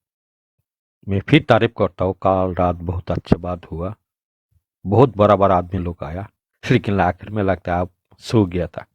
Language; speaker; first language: Hindi; non-native, local second language; Bangla